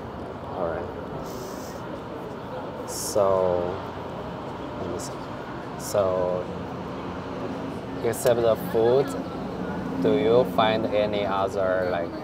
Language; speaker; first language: English; non-native, fluent; Chinese